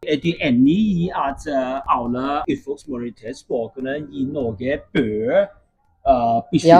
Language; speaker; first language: Norwegian; non-native, learner; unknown